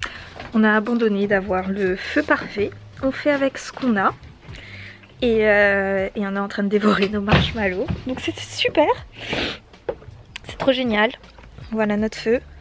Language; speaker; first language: French; native; French